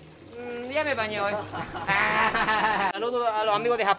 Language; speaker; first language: Spanish; non-native, fluent; English